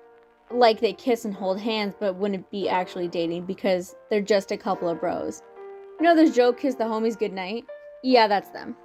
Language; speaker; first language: English; native; English